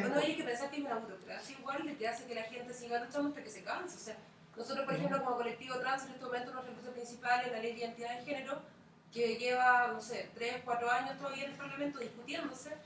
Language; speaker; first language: Spanish; native; Spanish